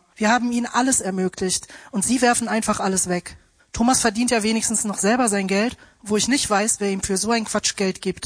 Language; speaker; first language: German; native; German